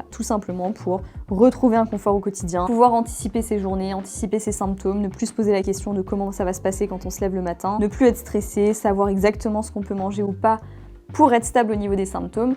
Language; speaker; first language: French; native; French